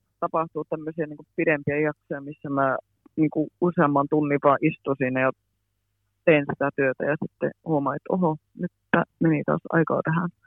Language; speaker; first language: Finnish; early bilingual, heritage; English